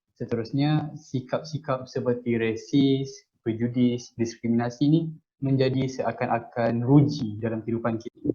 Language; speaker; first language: Malay; native; Malay